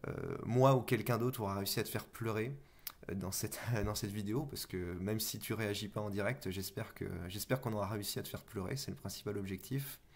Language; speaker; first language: French; native; French